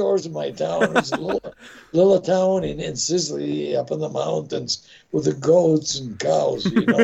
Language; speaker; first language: English; non-native, fluent; Italian